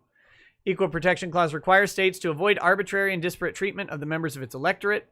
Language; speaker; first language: English; native; English